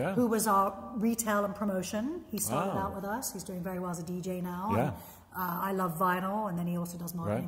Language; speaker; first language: English; native; English